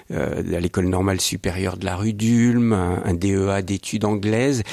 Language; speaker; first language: French; native; French